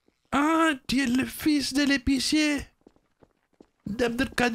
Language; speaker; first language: French; native; French